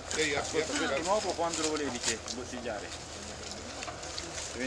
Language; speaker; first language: Italian; native; Italian